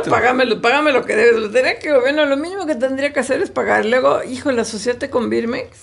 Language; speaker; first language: Spanish; native; Spanish